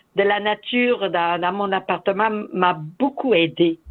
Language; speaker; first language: French; native; French